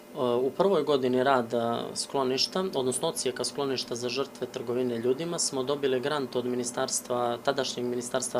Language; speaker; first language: Serbian; native; Serbian